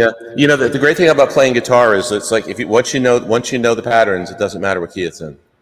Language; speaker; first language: English; native; English